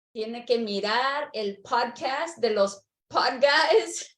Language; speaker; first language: Spanish; early bilingual, other home language; English